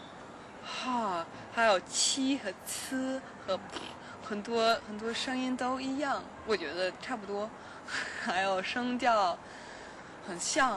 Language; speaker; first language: Chinese; non-native, learner; Danish